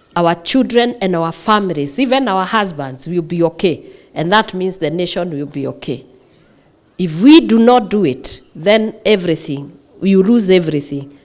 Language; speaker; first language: English; non-native, local second language; Swahili